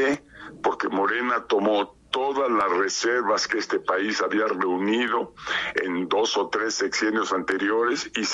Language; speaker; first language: Spanish; native; Spanish